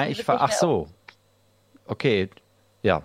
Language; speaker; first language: German; native; German